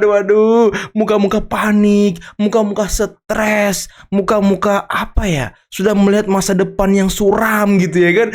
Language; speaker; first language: Indonesian; native; Indonesian